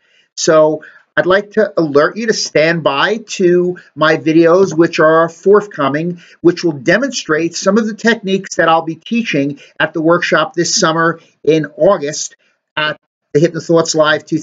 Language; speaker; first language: English; native; English